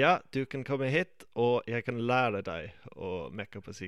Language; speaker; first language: Norwegian; non-native, fluent; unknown